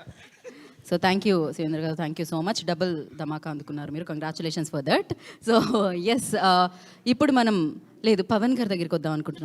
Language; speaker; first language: Telugu; native; Telugu